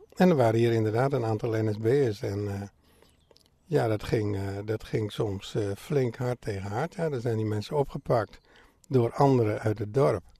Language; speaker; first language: Dutch; native; Dutch